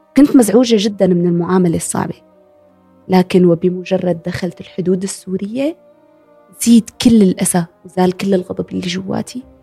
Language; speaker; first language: Arabic; native; Arabic